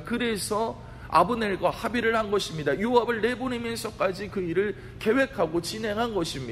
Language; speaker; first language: Korean; native; Korean